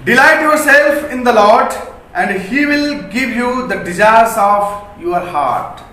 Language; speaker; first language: English; non-native, local second language; Hindi